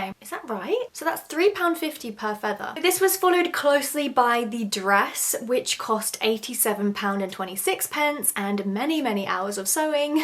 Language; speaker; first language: English; native; English